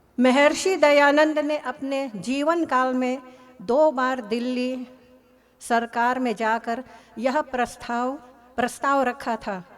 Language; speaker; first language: Hindi; early bilingual, heritage; Hindi